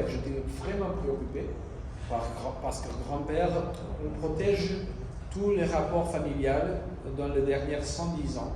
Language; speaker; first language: French; non-native, fluent; Italian